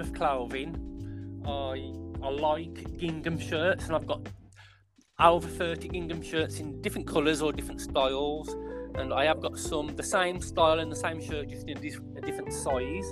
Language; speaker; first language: English; native; English